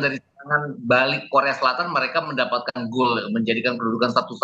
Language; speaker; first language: Indonesian; native; Indonesian